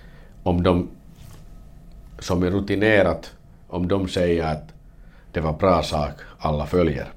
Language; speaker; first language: Swedish; non-native, learner; Finnish